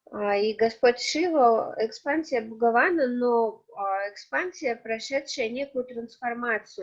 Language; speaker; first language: Russian; native; Russian